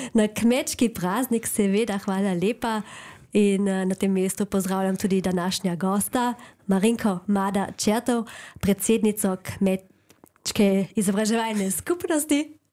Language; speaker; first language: Slovenian; native; Slovenian